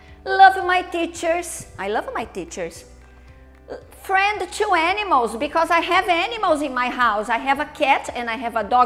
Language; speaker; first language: English; non-native, fluent; Portuguese